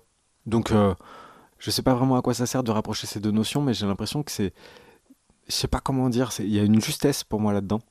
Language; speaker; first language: French; native; French